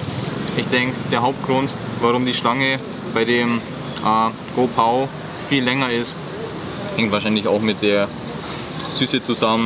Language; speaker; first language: German; native; German